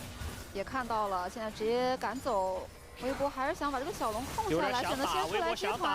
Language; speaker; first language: Chinese; native; Chinese